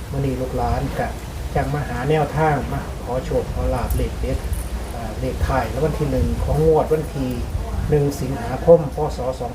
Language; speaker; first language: Thai; native; Thai